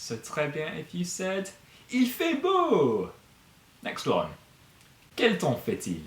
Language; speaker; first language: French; non-native, fluent; English